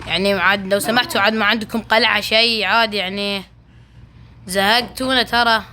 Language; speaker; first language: Arabic; native; Arabic